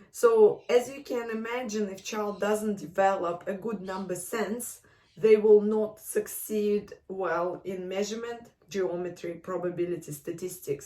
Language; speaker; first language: English; non-native, fluent; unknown